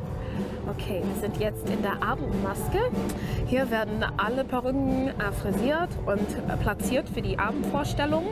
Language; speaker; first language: German; non-native, fluent; English